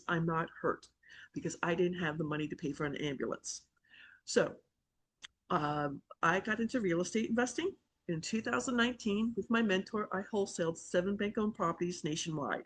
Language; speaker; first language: English; native; English